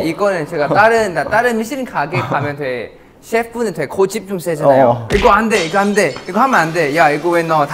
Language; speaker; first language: Korean; non-native, fluent; Thai